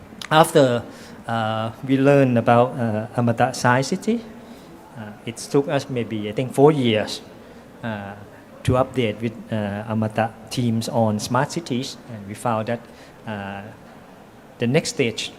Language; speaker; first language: English; non-native, fluent; Thai